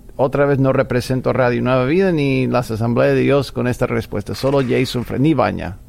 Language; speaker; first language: Spanish; non-native, fluent; English